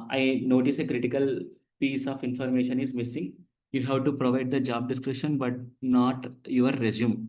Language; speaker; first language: English; non-native, local second language; Telugu